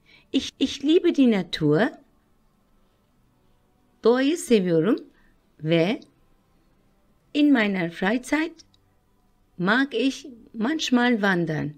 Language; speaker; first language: German; non-native, fluent; Turkish